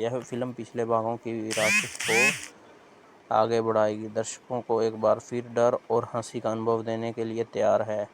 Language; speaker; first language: Hindi; native; Hindi